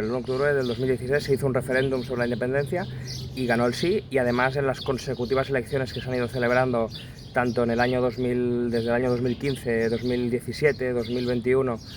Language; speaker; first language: Spanish; non-native, local second language; Catalan